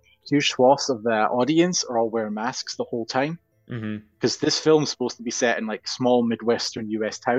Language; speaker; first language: English; native; English